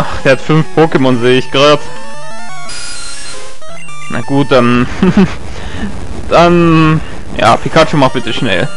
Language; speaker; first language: German; native; German